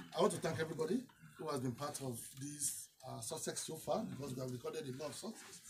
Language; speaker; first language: English; non-native, local second language; Yoruba